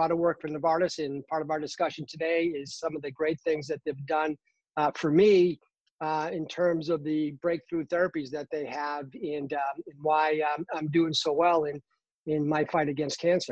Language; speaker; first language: English; native; English